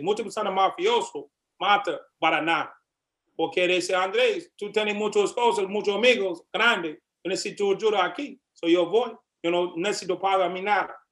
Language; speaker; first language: Spanish; non-native, learner; English